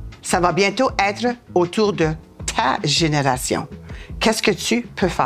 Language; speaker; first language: French; native; French